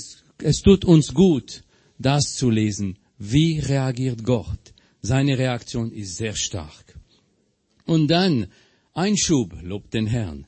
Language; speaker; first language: German; non-native, fluent; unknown